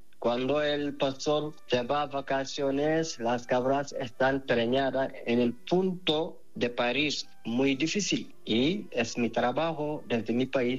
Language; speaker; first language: Spanish; non-native, learner; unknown